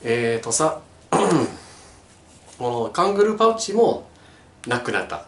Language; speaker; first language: Japanese; non-native, learner; English